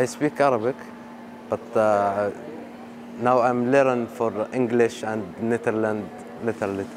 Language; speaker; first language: English; non-native, learner; Arabic